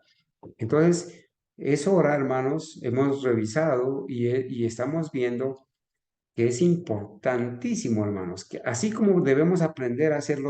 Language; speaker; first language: Spanish; native; Spanish